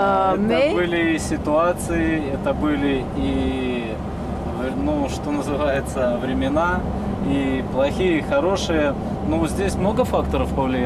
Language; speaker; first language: Russian; native; Russian